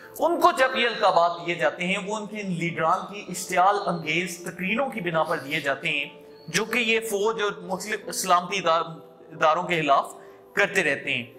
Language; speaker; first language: Urdu; non-native, local second language; Punjabi